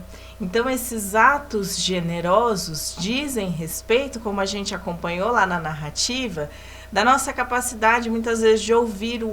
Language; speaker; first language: Portuguese; native; Portuguese